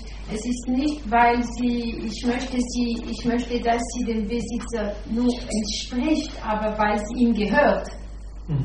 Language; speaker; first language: German; non-native, fluent; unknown